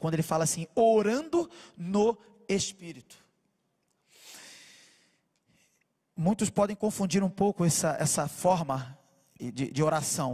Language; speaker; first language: Portuguese; native; Portuguese